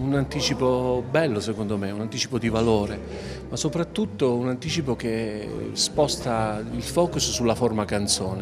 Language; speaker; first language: Italian; native; Italian